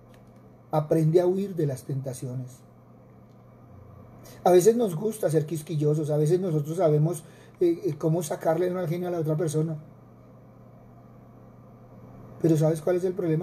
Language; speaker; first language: Spanish; native; Spanish